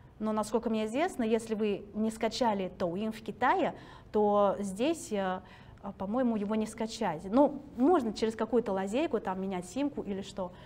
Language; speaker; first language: Russian; early bilingual, other home language; Chinese